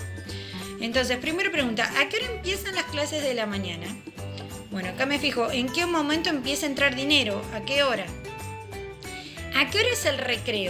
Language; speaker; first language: Spanish; native; Spanish